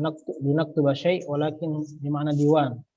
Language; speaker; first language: Arabic; non-native, fluent; Indonesian